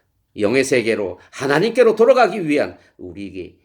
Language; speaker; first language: Korean; native; Korean